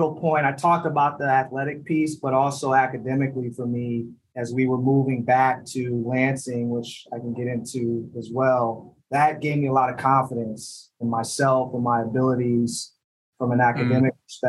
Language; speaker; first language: English; native; English